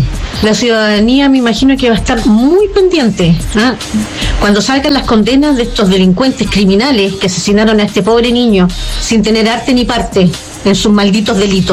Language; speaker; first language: Spanish; native; Spanish